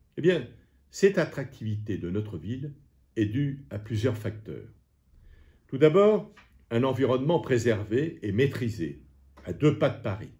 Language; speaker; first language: French; native; French